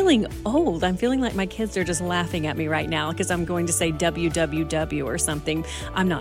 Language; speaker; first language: English; native; English